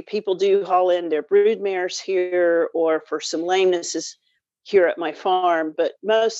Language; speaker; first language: English; native; English